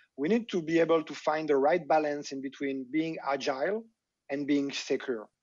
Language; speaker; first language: English; non-native, fluent; French